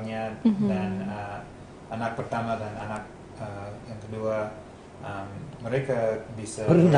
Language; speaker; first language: Indonesian; non-native, fluent; English